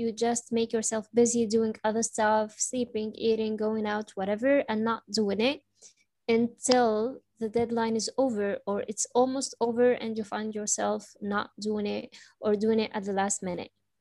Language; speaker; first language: English; non-native, fluent; Arabic